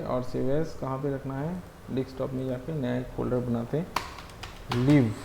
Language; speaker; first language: Hindi; non-native, local second language; Bangla